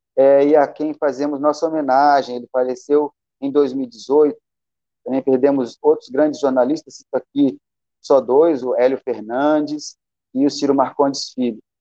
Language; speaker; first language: Portuguese; native; Portuguese